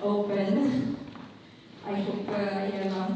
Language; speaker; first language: English; non-native, learner; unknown